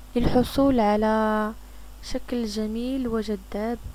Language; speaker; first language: Arabic; native; Arabic